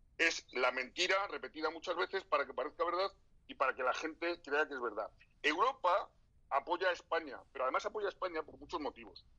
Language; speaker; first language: Spanish; native; Spanish